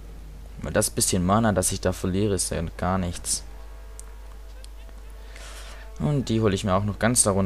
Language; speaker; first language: German; native; German